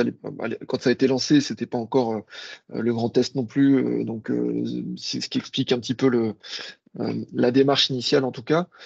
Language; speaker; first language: French; native; French